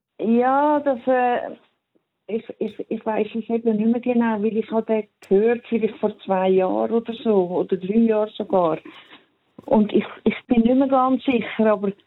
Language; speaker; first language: German; native; German